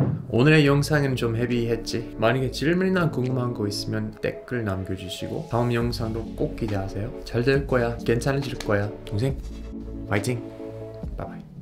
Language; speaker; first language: Korean; non-native, learner; English